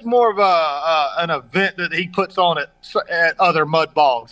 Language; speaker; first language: English; native; English